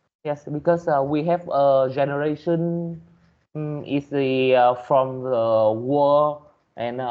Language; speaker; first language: English; non-native, learner; Vietnamese